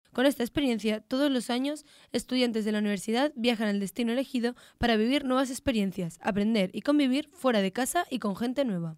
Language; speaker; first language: Spanish; native; Spanish